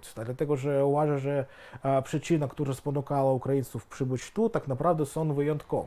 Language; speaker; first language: Polish; non-native, fluent; Ukrainian